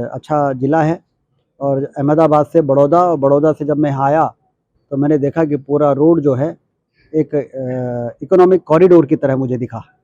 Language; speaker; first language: Hindi; native; Hindi